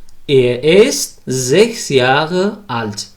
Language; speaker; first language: German; non-native, fluent; Pashto